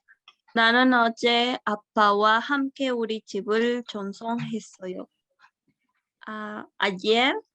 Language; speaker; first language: Korean; non-native, learner; Spanish